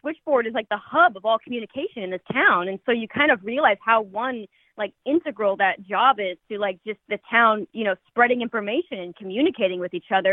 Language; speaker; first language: English; native; English